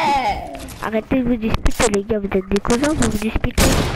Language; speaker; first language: French; native; French